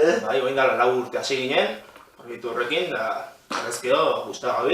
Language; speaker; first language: Basque; native; Basque